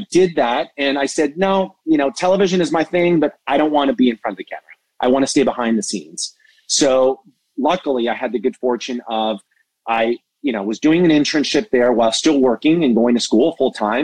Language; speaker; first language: English; native; English